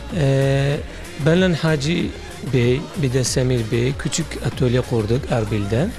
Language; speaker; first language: Turkish; non-native, learner; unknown